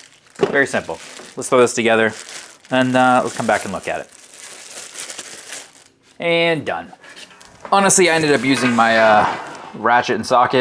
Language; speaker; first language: English; native; English